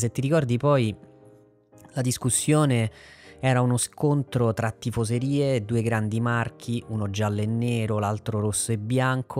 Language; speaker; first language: Italian; native; Italian